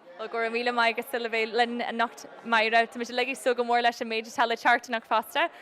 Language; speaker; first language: Irish; native; Irish